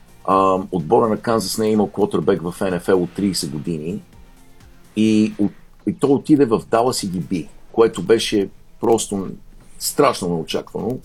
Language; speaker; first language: Bulgarian; native; Bulgarian